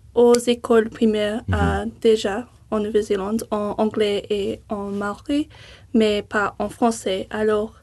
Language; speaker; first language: French; non-native, fluent; English